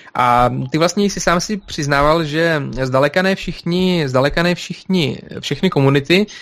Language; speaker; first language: Czech; non-native, fluent; Russian